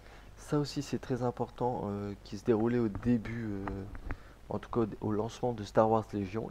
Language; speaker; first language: French; native; French